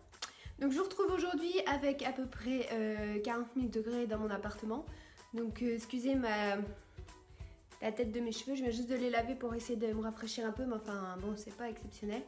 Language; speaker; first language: French; native; French